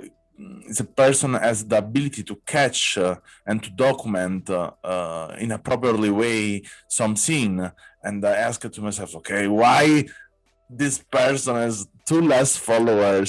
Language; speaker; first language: English; non-native, fluent; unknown